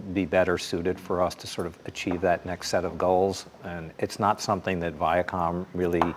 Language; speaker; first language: English; native; English